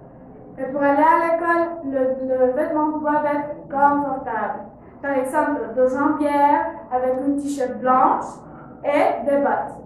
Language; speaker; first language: French; non-native, learner; Spanish